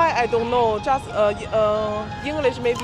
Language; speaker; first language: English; non-native, learner; Chinese